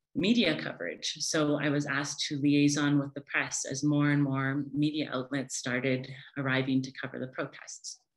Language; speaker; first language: English; native; English